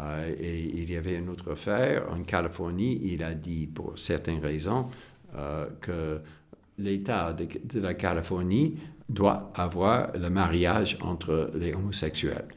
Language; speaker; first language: French; non-native, fluent; English